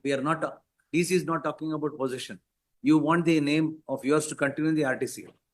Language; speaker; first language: English; non-native, local second language; Kannada